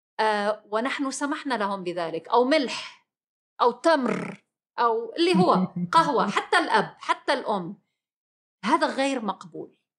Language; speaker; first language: Arabic; native; Arabic